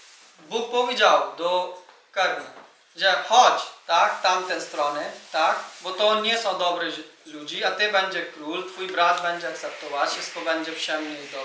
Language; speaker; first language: Polish; non-native, learner; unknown